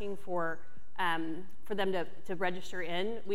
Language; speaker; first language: English; native; English